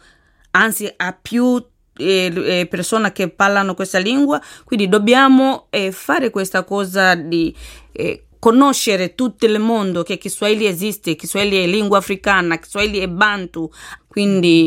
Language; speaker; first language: Italian; non-native, learner; Swahili